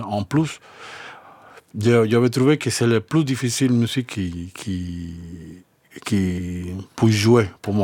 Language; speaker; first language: French; non-native, learner; Spanish